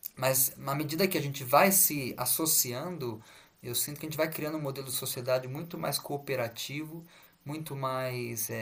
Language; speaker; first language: Portuguese; native; Portuguese